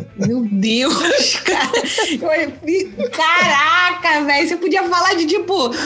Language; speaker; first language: Portuguese; native; Portuguese